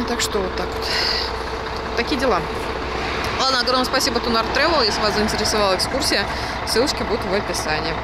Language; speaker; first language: Russian; native; Russian